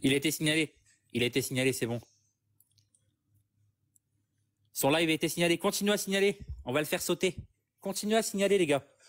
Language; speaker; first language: French; native; French